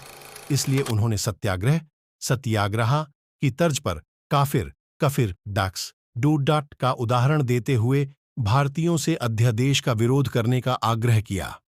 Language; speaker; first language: Hindi; native; Hindi